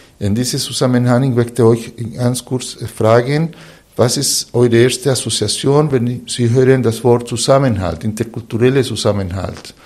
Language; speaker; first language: German; non-native, fluent; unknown